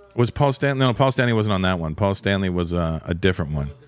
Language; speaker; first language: English; native; English